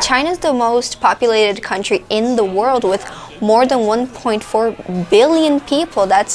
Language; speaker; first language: English; non-native, fluent; Portuguese